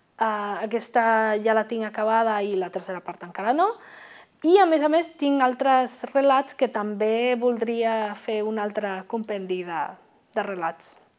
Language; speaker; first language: Catalan; non-native, fluent; Spanish